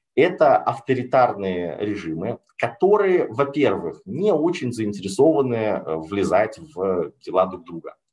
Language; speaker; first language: Russian; native; Russian